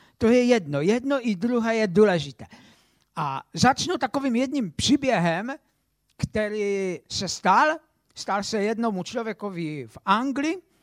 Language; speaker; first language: Czech; non-native, local second language; Polish